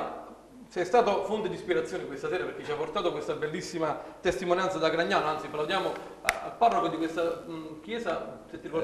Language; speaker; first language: Italian; native; Italian